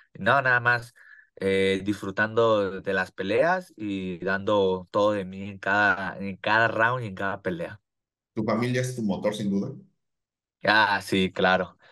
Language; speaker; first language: Spanish; native; Spanish